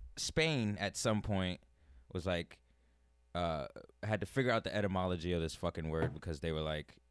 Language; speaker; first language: English; early bilingual, other home language; Spanish